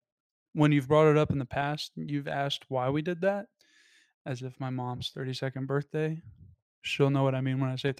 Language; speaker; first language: English; native; English